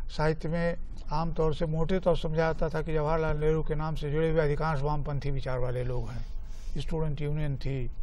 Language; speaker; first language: Hindi; native; Hindi